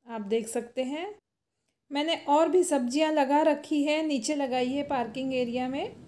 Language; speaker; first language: Hindi; native; Hindi